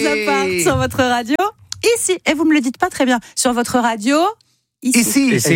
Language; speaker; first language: French; native; French